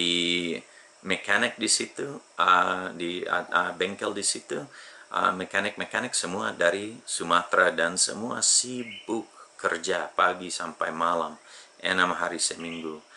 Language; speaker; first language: Indonesian; non-native, fluent; English